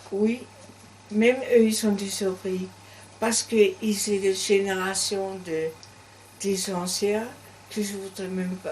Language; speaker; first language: French; non-native, learner; German